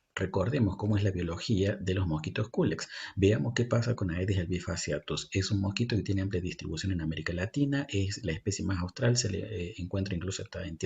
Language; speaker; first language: Spanish; native; Spanish